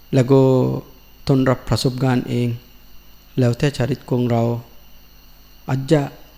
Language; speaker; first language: Thai; non-native, learner; Sinhala